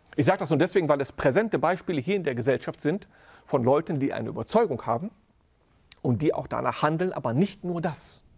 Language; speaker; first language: German; native; German